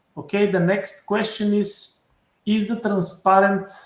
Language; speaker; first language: English; non-native, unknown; Bulgarian